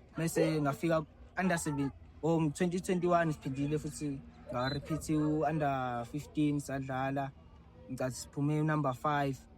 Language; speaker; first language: Zulu; native; Zulu